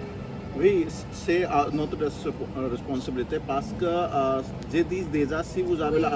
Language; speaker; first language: French; non-native, learner; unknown